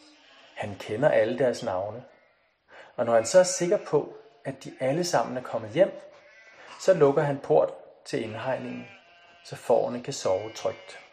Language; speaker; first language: Danish; native; Danish